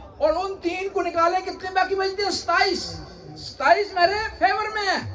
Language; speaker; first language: Urdu; non-native, local second language; Punjabi